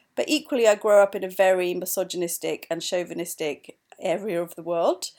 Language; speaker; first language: English; native; English